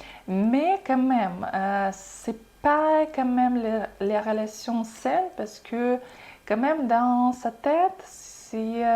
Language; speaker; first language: French; non-native, fluent; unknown